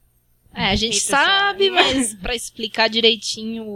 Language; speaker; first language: Portuguese; early bilingual, heritage; Portuguese